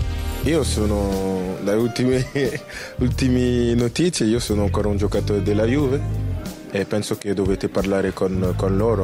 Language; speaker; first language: Italian; non-native, fluent; French